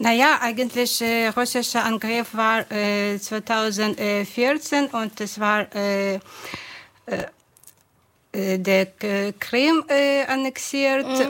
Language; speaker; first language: German; non-native, fluent; Ukrainian